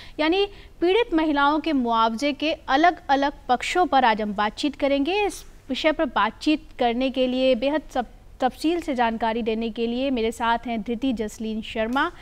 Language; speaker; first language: Hindi; native; Hindi